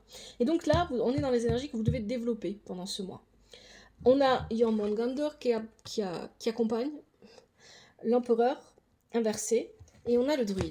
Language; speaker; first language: French; native; French